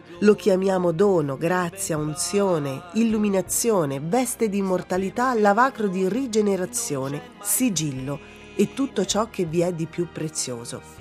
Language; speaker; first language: Italian; native; Italian